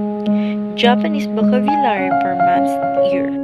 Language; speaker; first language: English; non-native, local second language; Filipino